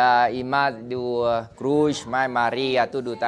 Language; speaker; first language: Portuguese; non-native, learner; Vietnamese